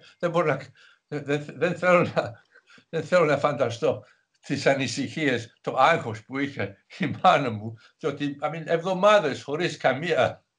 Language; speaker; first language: Greek; non-native, fluent; English